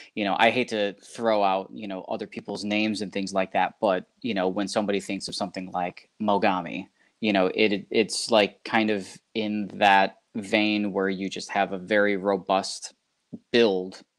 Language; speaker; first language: English; native; English